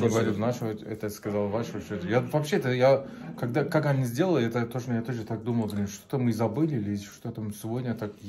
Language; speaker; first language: Russian; non-native, learner; Turkish